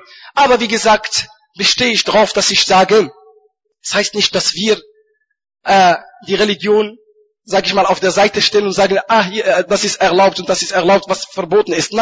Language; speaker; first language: German; non-native, fluent; Arabic